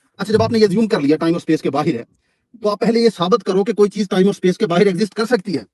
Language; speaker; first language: Urdu; native; Urdu